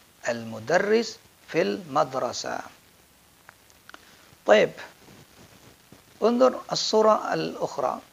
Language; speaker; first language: Arabic; non-native, fluent; Indonesian